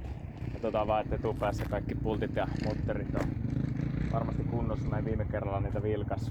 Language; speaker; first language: Finnish; native; Finnish